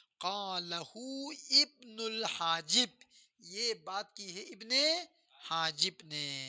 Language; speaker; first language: Urdu; non-native, local second language; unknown